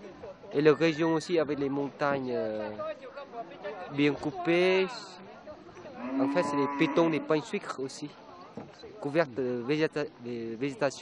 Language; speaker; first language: French; non-native, fluent; Vietnamese